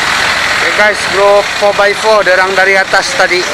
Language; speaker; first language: Malay; native; Malay